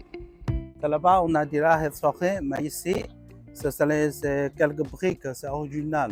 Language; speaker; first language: French; non-native, learner; Chinese